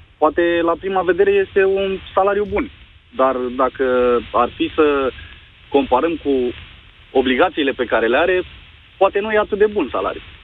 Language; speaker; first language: Romanian; native; Romanian